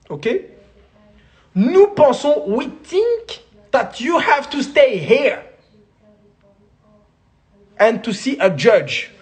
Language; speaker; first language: English; non-native, learner; French